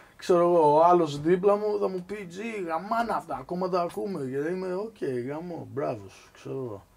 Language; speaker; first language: Greek; early bilingual, other home language; English